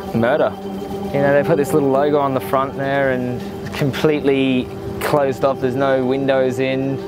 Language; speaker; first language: English; native; English